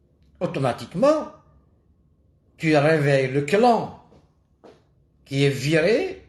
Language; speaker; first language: French; non-native, local second language; Kabyle